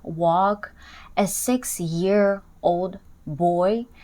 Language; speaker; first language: English; non-native, fluent; Russian